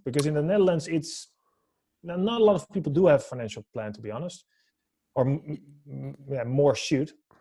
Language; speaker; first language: English; non-native, fluent; Dutch